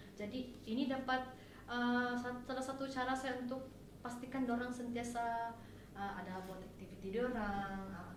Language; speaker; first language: Malay; native; Malay